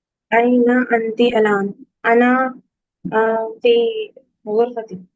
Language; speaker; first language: Arabic; non-native, learner; Urdu